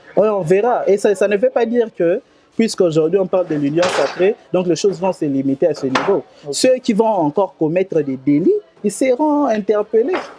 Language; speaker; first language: French; non-native, local second language; Lingala